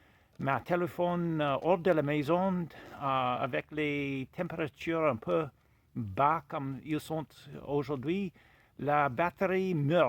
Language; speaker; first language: French; non-native, fluent; English